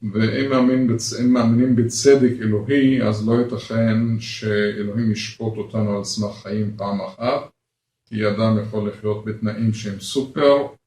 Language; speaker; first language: Hebrew; non-native, local second language; Arabic